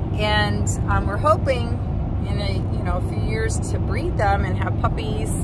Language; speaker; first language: English; native; English